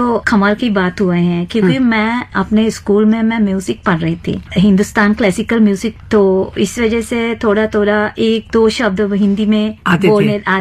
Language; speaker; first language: Hindi; non-native, fluent; Sinhala